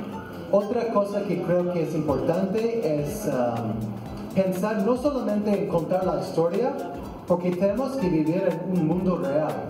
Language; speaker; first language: Spanish; non-native, fluent; English